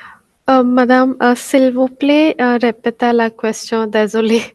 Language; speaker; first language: French; non-native, learner; Hindi